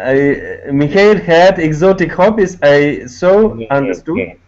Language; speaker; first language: English; non-native, learner; Tatar